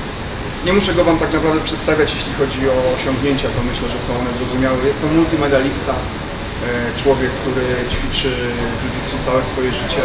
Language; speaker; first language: Polish; native; Polish